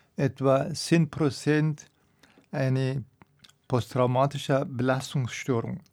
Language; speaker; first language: German; non-native, fluent; Persian